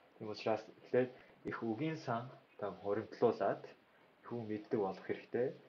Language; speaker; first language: Mongolian; non-native, fluent; Korean